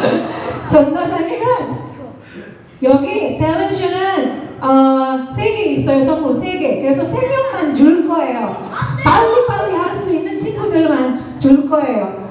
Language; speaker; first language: Korean; native; Korean